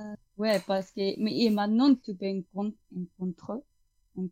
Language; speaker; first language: French; non-native, fluent; Spanish